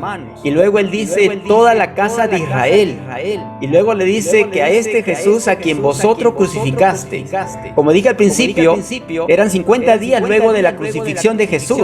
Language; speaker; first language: Spanish; native; Spanish